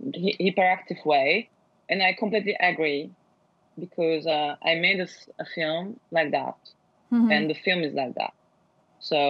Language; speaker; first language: English; non-native, learner; Turkish